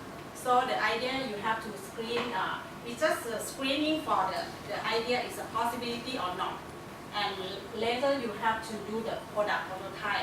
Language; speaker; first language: English; non-native, learner; Thai